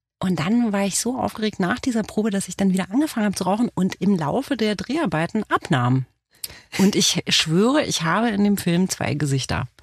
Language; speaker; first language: German; early bilingual, other home language; Romanian